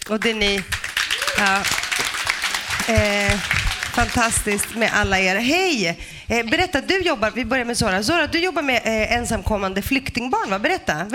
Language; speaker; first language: Swedish; native; Swedish